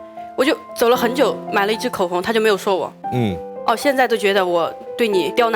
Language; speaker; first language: Chinese; native; Chinese